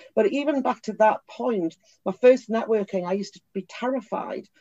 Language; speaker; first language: English; native; English